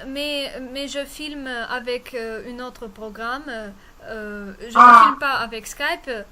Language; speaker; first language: French; non-native, fluent; Russian